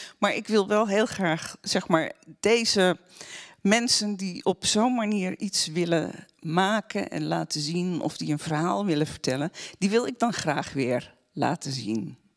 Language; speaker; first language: Dutch; native; Dutch